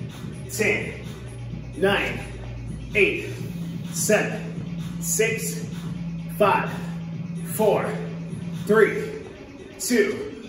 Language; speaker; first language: English; native; English